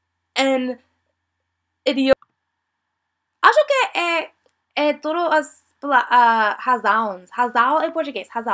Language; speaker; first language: Portuguese; non-native, learner; English